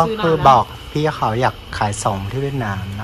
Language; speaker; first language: Thai; non-native, fluent; Vietnamese